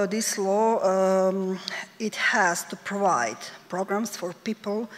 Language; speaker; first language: English; non-native, fluent; Serbian